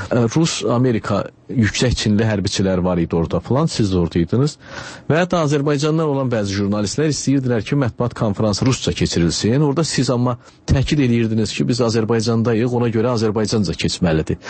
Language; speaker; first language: Azerbaijani; native; Azerbaijani